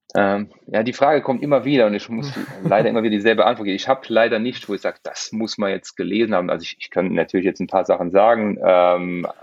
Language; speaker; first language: German; non-native, local second language; Luxembourgish